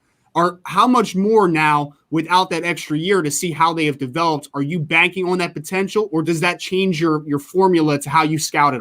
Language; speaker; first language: English; native; English